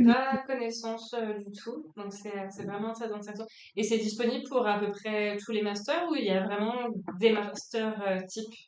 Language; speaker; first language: French; native; French